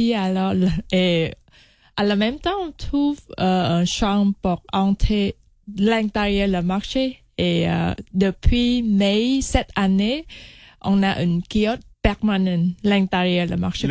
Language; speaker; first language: French; non-native, learner; Vietnamese